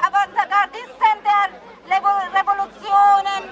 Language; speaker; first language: German; non-native, learner; Persian